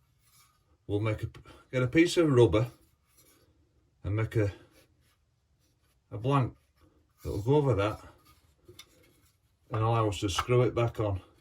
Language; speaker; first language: English; native; English